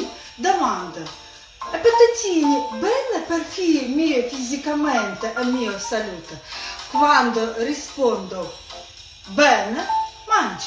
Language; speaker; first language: Italian; non-native, learner; Russian